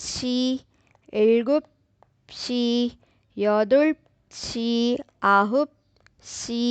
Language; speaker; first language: Korean; non-native, fluent; Urdu